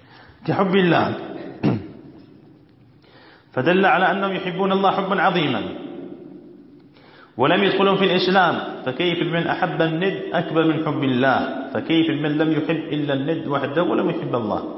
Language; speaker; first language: Arabic; native; Arabic